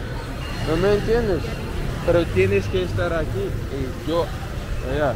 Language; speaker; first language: Spanish; non-native, learner; English